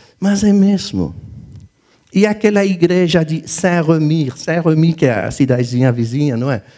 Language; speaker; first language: Portuguese; non-native, fluent; French